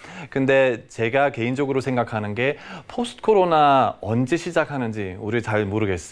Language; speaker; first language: Korean; non-native, fluent; German